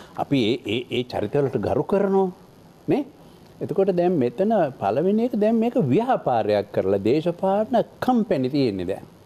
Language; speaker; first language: Sinhala; native; Sinhala